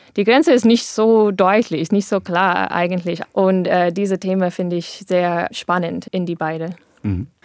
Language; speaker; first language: German; non-native, fluent; English